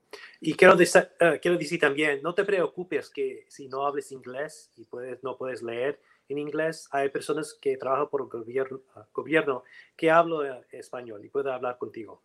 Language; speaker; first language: Spanish; non-native, learner; English